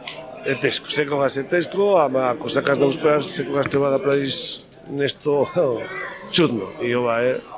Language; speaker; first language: Macedonian; non-native, fluent; Spanish